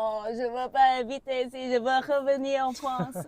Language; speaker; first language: French; non-native, learner; Vietnamese